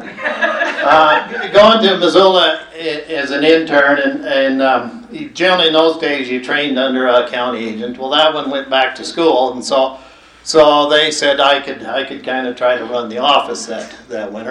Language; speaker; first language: English; native; English